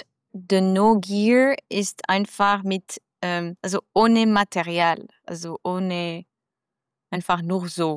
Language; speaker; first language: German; non-native, learner; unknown